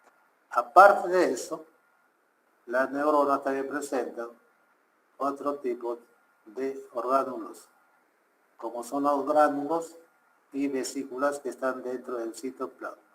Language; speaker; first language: Spanish; native; Spanish